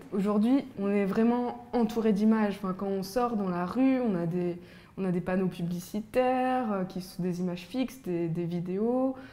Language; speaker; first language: French; native; French